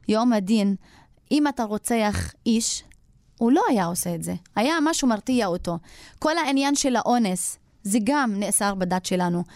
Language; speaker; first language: Hebrew; non-native, local second language; Arabic